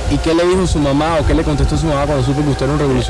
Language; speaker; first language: Spanish; native; Spanish